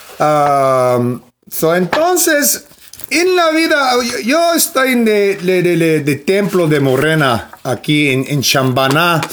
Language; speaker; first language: Spanish; non-native, learner; English